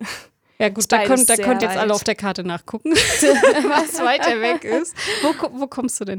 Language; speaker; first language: German; native; German